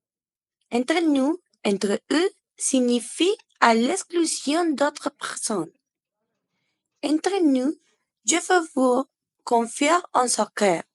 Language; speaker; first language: French; non-native, learner; Spanish